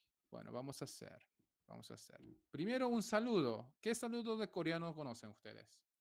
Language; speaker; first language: Spanish; non-native, fluent; Korean